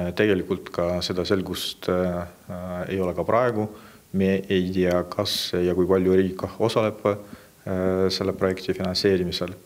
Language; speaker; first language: Estonian; native; Estonian